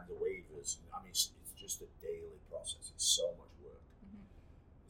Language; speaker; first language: English; native; English